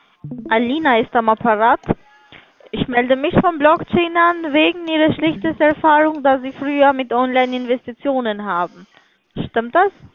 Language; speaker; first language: German; non-native, fluent; Russian